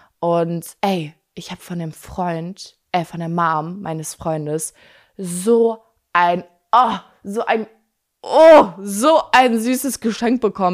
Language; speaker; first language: German; native; German